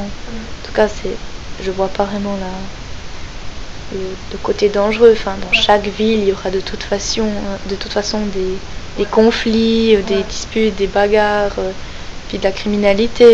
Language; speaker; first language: French; native; French